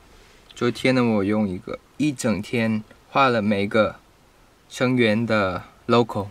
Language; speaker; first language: Chinese; non-native, fluent; Thai